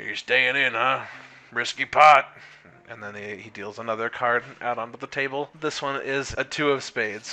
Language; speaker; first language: English; native; English